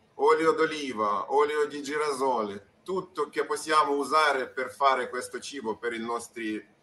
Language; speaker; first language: Italian; non-native, learner; Ukrainian